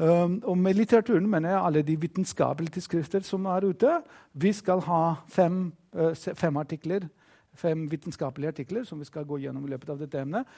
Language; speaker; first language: Norwegian; non-native, fluent; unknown